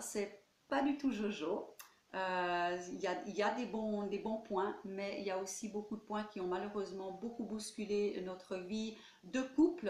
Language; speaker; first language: French; native; French